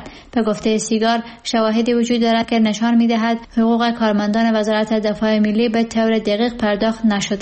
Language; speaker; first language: Persian; native; Persian